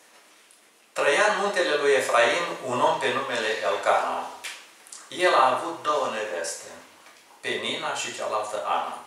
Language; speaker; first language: Romanian; native; Romanian